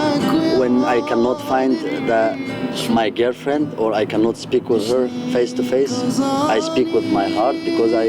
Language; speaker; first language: English; non-native, fluent; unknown